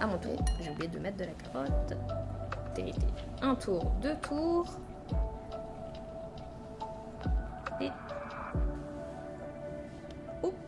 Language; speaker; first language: French; native; French